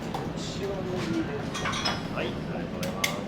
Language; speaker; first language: Japanese; native; Japanese